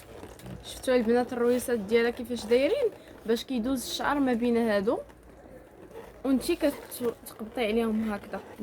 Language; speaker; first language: Arabic; native; Arabic